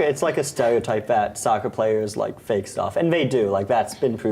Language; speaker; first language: English; native; English